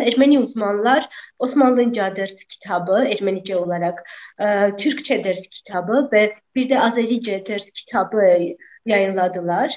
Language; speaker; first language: Turkish; non-native, fluent; Armenian